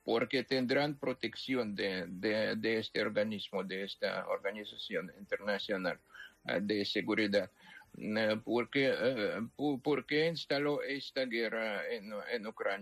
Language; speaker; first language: Spanish; non-native, fluent; Ukrainian